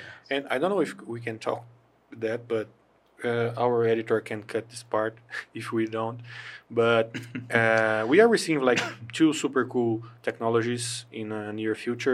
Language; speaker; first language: English; non-native, fluent; Portuguese